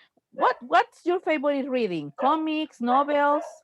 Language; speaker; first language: English; non-native, fluent; Spanish